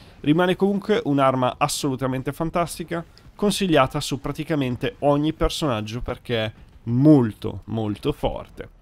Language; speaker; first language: Italian; native; Italian